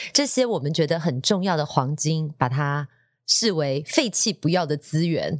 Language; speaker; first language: Chinese; native; Chinese